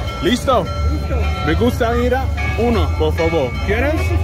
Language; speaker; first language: Spanish; non-native, learner; English